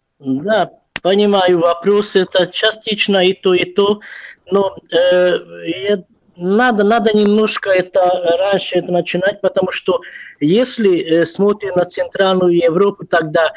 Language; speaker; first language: Russian; non-native, fluent; Hungarian